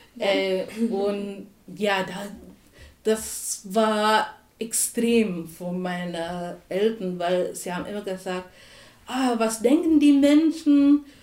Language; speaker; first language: German; non-native, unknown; Tamil